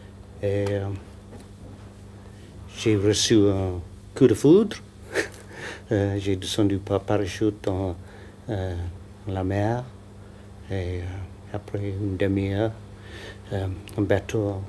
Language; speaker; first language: French; non-native, learner; English